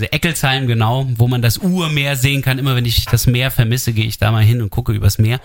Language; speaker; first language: German; native; German